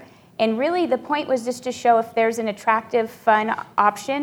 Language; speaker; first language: English; native; English